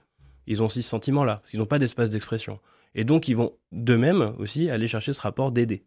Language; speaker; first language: French; native; French